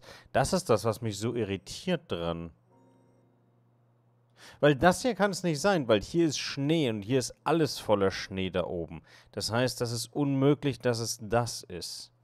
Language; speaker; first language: German; native; German